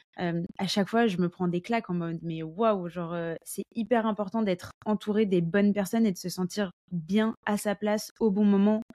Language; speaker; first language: French; native; French